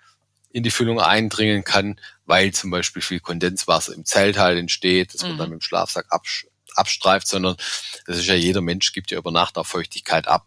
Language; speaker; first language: German; native; German